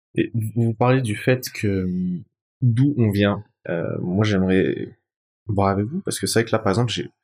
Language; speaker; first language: French; non-native, local second language; Malagasy